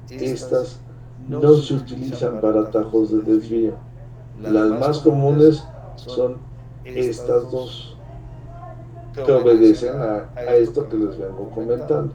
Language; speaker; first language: Spanish; native; Spanish